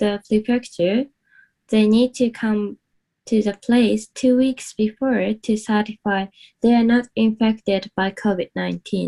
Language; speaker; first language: English; non-native, learner; Japanese